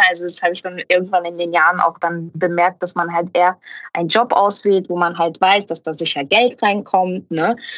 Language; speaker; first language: German; native; German